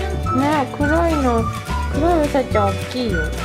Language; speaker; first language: Japanese; native; Japanese